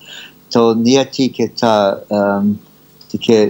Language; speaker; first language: Ukrainian; early bilingual, heritage; Ukrainian